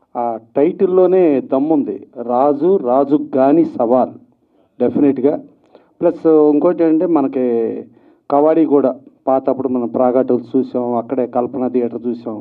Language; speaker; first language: Telugu; native; Telugu